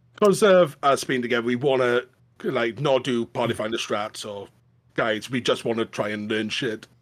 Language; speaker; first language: English; native; English